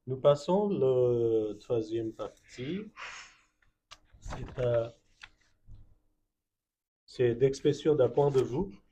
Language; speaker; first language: French; non-native, fluent; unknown